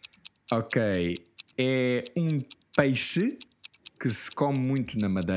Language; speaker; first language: Portuguese; early bilingual, heritage; Portuguese